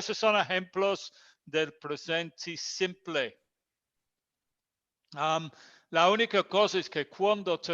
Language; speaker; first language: Spanish; non-native, fluent; English